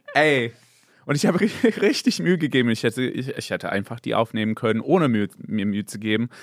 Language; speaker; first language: German; non-native, fluent; English